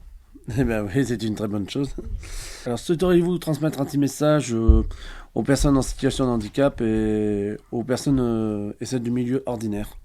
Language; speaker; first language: French; native; French